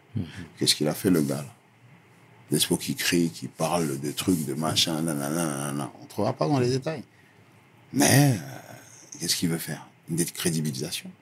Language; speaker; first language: French; early bilingual, other home language; Lingala